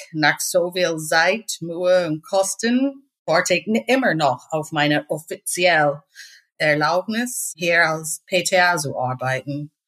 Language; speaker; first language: German; non-native, fluent; English